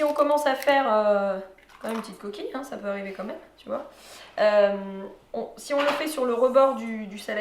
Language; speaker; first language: French; native; French